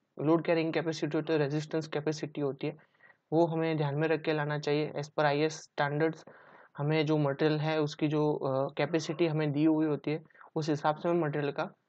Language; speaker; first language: Hindi; non-native, local second language; Gujarati